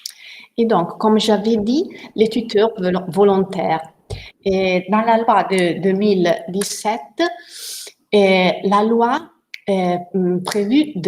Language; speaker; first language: French; non-native, learner; Italian